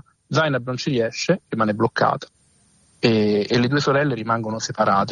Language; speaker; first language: Italian; native; Italian